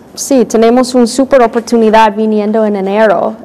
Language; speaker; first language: Spanish; non-native, fluent; English